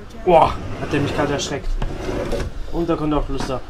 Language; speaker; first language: German; native; German